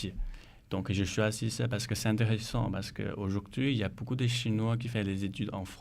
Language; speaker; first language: French; non-native, learner; Chinese